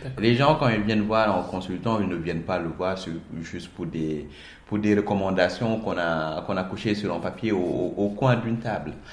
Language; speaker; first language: French; non-native, local second language; Wolof